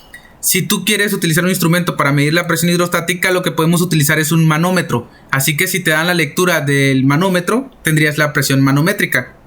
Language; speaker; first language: Spanish; native; Spanish